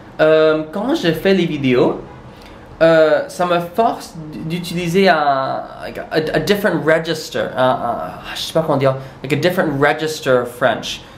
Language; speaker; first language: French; non-native, local second language; English